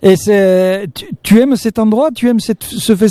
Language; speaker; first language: French; native; French